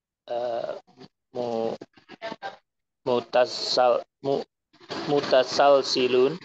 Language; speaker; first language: Arabic; non-native, learner; Indonesian